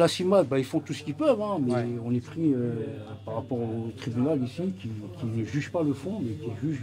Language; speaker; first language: French; early bilingual, other home language; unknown